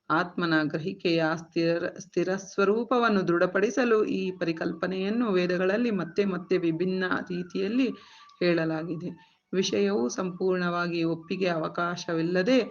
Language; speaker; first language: Kannada; native; Kannada